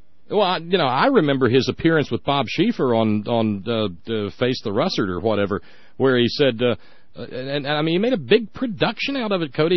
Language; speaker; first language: English; native; English